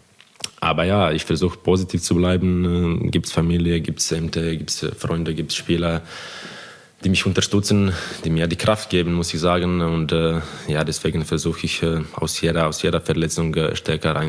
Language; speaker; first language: German; non-native, fluent; Croatian